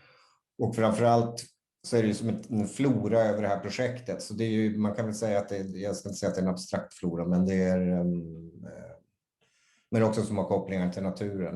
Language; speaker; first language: Swedish; native; Swedish